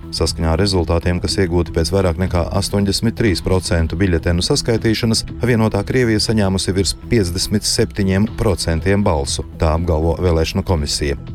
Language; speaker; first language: Latvian; native; Latvian